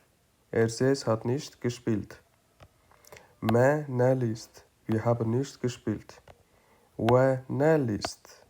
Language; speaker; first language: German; non-native, fluent; Kurdish